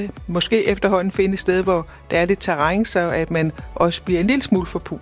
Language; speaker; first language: Danish; native; Danish